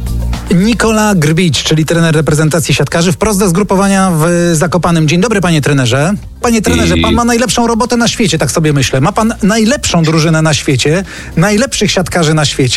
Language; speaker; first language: Polish; native; Polish